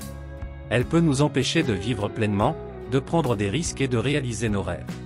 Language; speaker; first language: French; native; French